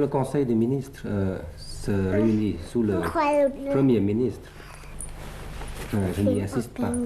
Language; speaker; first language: French; early bilingual, other home language; Thai